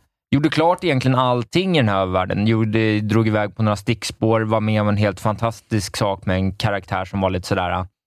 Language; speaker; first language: Swedish; native; Swedish